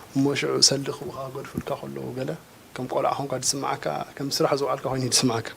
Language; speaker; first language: Tigrinya; native; Tigrinya